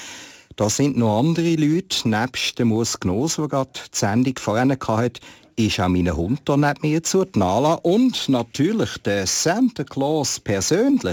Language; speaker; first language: German; native; German